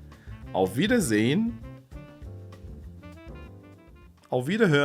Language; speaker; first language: German; non-native, fluent; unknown